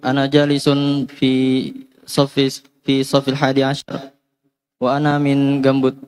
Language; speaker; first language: Arabic; non-native, learner; Indonesian